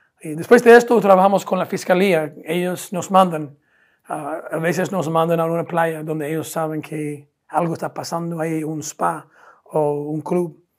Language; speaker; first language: Spanish; non-native, fluent; English